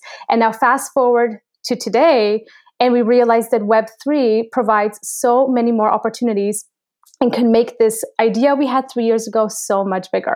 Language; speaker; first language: English; native; English